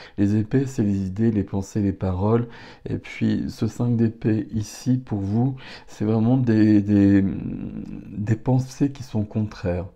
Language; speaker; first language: French; native; French